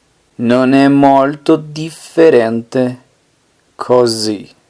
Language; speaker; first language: Italian; non-native, fluent; Spanish